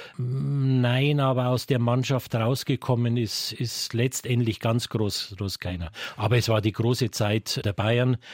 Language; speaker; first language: German; native; German